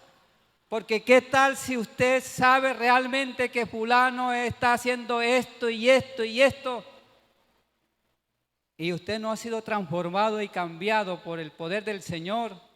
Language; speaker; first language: Spanish; native; Spanish